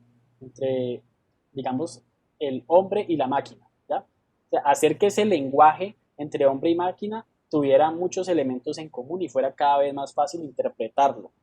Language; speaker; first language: Spanish; native; Spanish